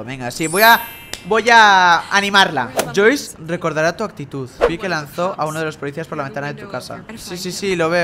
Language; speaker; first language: Spanish; native; Spanish